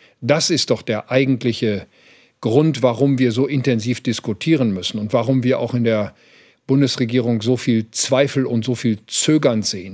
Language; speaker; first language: German; native; German